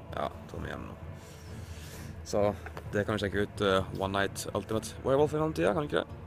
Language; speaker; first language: Norwegian; native; Norwegian